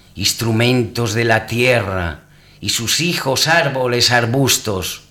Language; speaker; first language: Spanish; non-native, local second language; Catalan